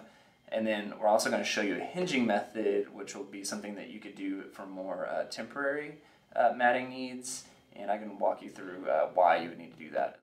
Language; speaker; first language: English; native; English